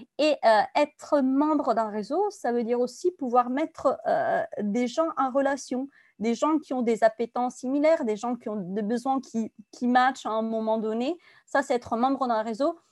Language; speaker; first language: French; non-native, fluent; Italian